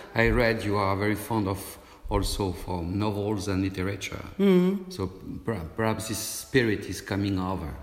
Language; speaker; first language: English; non-native, learner; French